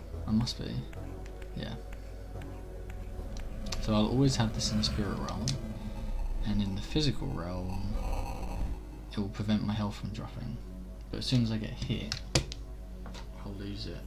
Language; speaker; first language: English; native; English